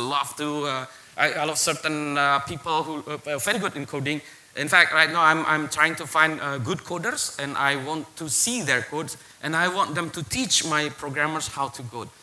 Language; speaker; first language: English; non-native, fluent; Indonesian